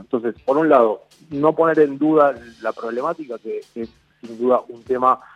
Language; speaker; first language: Spanish; native; Spanish